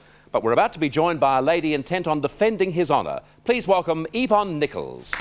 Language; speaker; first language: English; native; English